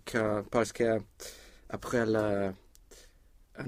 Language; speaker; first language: French; non-native, learner; Swedish